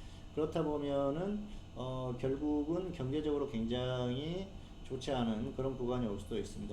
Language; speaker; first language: Korean; native; Korean